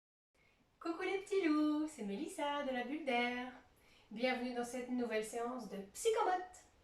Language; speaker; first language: French; native; French